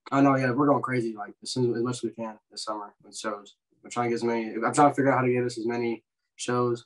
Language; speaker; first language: English; native; English